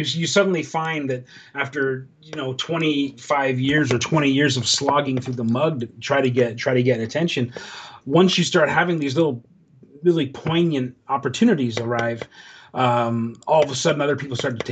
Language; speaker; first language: English; native; English